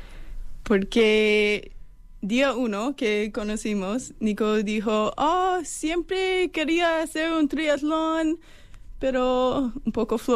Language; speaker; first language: Spanish; non-native, fluent; English